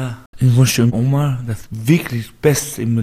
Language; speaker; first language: German; non-native, learner; Persian